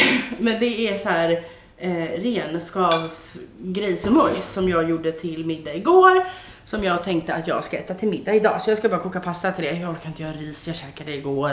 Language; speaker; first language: Swedish; native; Swedish